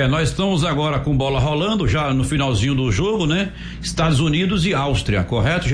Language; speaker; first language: Portuguese; native; Portuguese